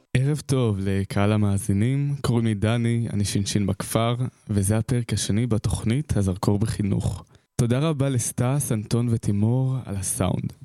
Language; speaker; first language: Hebrew; native; Hebrew